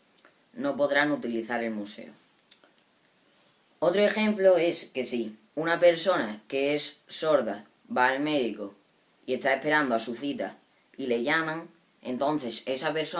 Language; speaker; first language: Spanish; native; Spanish